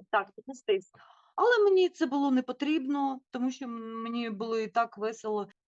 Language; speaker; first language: Ukrainian; non-native, local second language; Russian